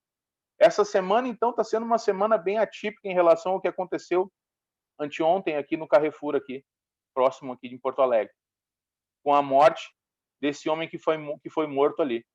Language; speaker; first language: Portuguese; native; Portuguese